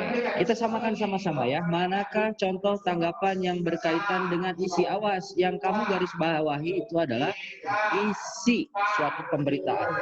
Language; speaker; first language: Indonesian; native; Indonesian